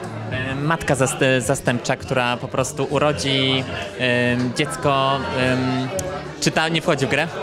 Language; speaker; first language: Polish; native; Polish